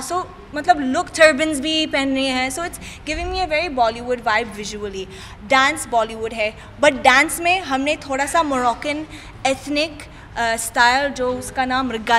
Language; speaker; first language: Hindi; non-native, fluent; Arabic